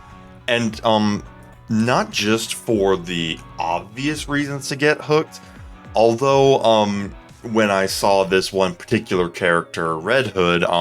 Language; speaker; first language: English; native; English